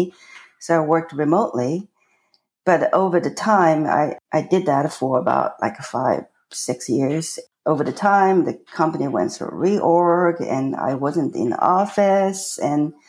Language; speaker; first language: English; non-native, fluent; Chinese